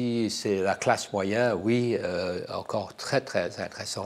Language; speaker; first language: French; non-native, fluent; English